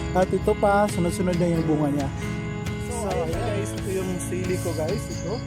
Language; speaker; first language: Filipino; non-native, local second language; Cebuano